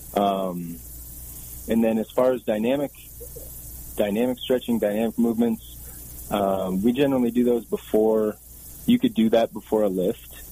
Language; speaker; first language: English; native; English